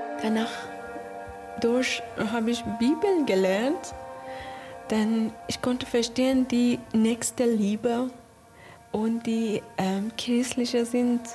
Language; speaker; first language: German; non-native, learner; Persian